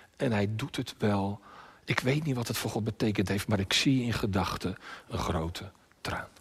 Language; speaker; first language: Dutch; native; Dutch